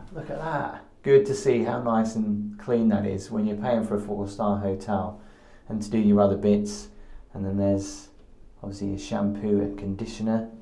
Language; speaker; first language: English; native; English